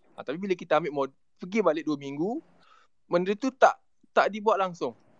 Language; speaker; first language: Malay; native; Malay